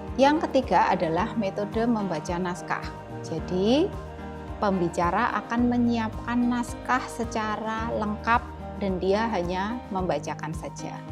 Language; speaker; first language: Indonesian; native; Indonesian